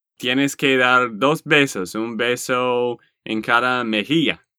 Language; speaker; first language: Spanish; non-native, learner; English